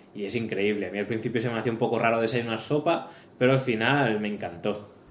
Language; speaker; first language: Spanish; native; Spanish